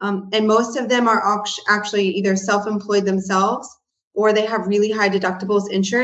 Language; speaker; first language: English; native; English